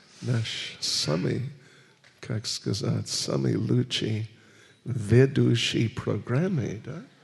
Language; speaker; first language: Russian; non-native, learner; English